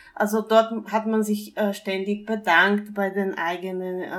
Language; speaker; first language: German; non-native, fluent; Bulgarian